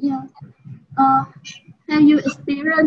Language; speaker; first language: English; non-native, learner; Vietnamese